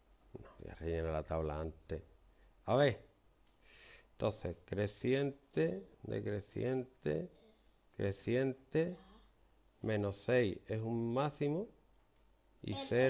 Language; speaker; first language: Spanish; native; Spanish